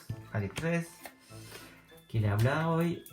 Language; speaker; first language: Spanish; non-native, learner; French